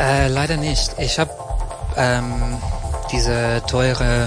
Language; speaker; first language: German; non-native, learner; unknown